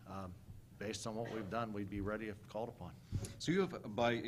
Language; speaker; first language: English; native; English